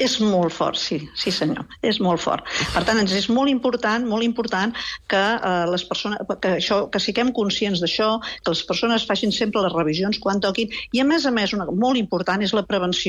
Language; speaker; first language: Catalan; native; Catalan